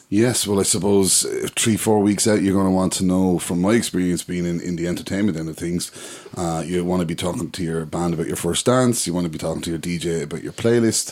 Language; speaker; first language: English; native; English